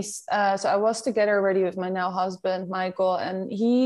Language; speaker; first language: English; non-native, fluent; Dutch